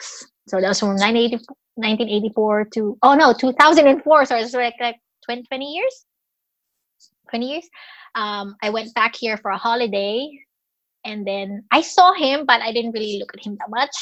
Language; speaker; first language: English; non-native, local second language; Filipino